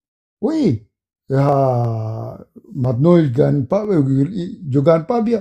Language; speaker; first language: French; non-native, learner; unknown